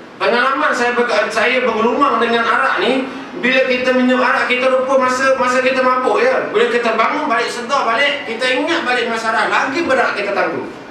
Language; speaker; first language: Malay; non-native, local second language; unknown